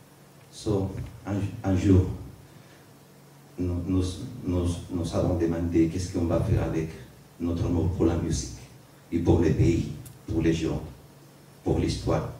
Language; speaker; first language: French; non-native, learner; Spanish